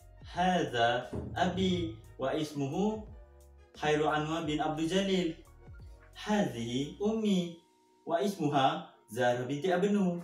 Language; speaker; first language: Arabic; non-native, learner; Malay